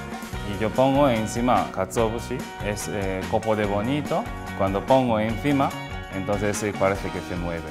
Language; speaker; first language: Spanish; non-native, learner; Japanese